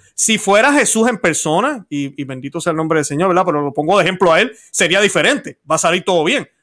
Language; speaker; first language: Spanish; native; Spanish